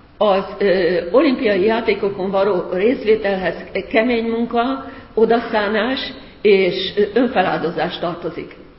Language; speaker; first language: Hungarian; native; Hungarian